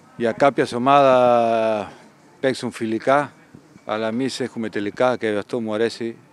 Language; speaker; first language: Greek; non-native, learner; Spanish